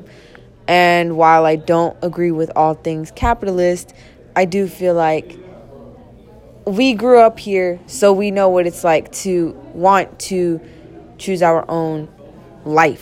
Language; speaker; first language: English; native; English